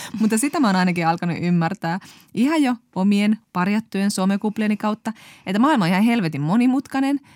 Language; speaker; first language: Finnish; native; Finnish